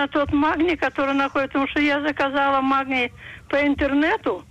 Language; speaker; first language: Russian; native; Russian